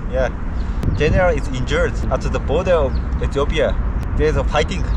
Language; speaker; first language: English; non-native, learner; Japanese